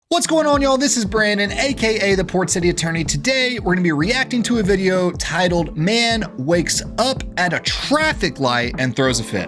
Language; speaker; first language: English; native; English